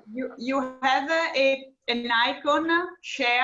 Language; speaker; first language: English; non-native, fluent; Italian